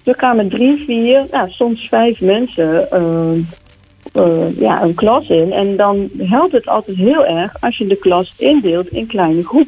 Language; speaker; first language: Dutch; native; Dutch